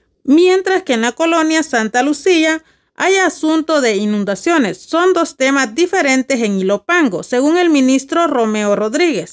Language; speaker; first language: Spanish; native; Spanish